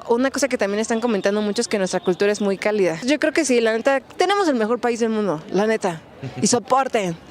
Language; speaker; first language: Spanish; native; Spanish